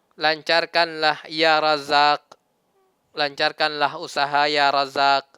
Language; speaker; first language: Malay; non-native, local second language; Minangkabau